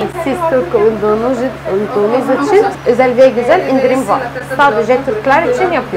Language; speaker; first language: Turkish; non-native, fluent; Arabic